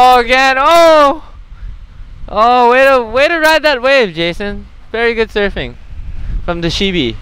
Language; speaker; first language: English; native; English